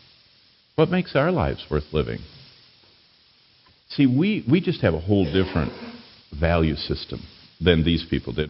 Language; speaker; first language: English; native; English